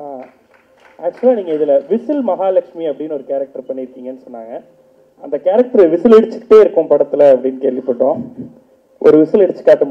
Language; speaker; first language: Tamil; native; Tamil